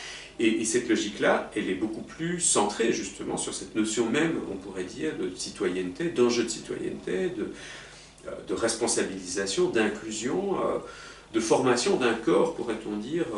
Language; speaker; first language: French; native; French